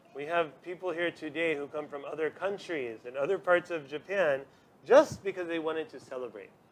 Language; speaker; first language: English; native; English